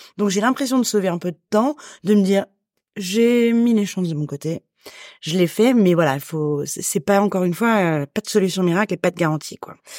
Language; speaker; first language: French; native; French